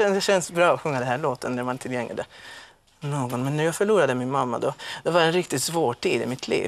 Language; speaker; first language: Swedish; non-native, fluent; Maltese